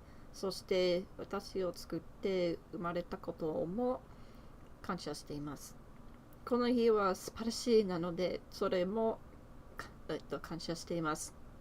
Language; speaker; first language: Japanese; non-native, learner; English